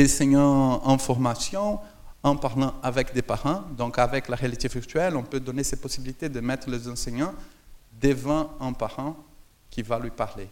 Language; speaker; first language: French; non-native, fluent; Portuguese